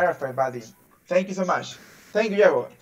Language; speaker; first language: English; non-native, fluent; Spanish